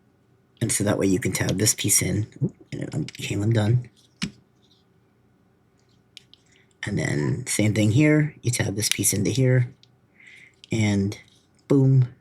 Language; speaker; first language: English; native; English